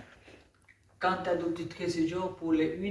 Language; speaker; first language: French; non-native, learner; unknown